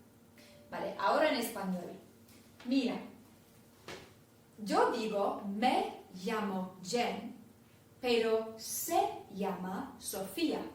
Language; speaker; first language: Spanish; non-native, fluent; English